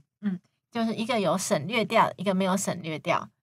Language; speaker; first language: Chinese; native; Chinese